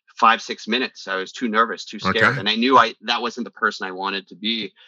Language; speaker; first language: English; early bilingual, other home language; Italian